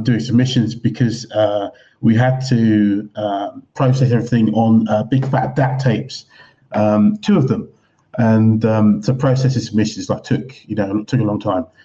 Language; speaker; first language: English; native; English